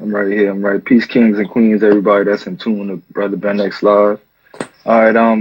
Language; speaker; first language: English; native; English